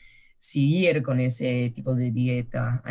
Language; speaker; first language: Spanish; early bilingual, heritage; Spanish